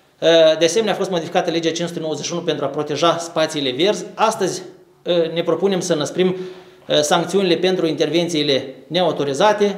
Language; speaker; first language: Romanian; native; Romanian